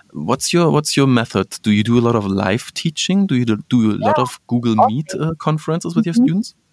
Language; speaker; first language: English; non-native, fluent; German